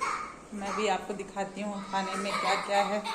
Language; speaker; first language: Hindi; native; Hindi